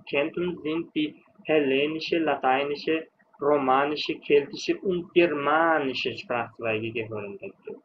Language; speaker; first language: German; non-native, fluent; Uzbek